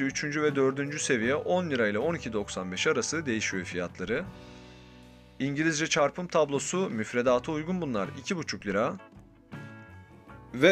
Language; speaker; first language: Turkish; native; Turkish